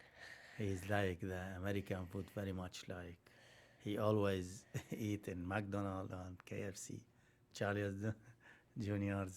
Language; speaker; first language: English; non-native, learner; Arabic